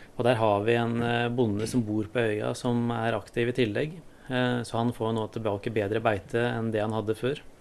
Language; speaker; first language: Norwegian; native; Norwegian